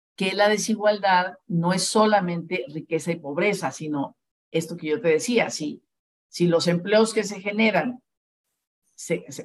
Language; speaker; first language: Spanish; native; Spanish